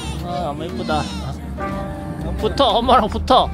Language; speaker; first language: Korean; native; Korean